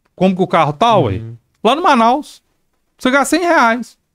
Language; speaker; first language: Portuguese; native; Portuguese